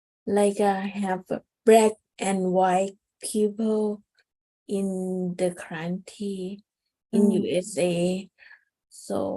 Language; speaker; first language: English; non-native, learner; Thai